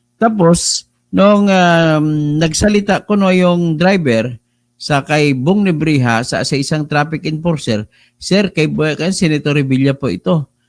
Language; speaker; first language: Filipino; non-native, local second language; Cebuano